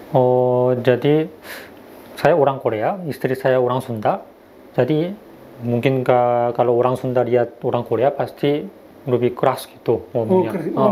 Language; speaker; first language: Indonesian; non-native, fluent; Korean